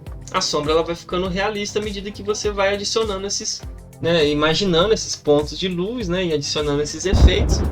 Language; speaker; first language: Portuguese; native; Portuguese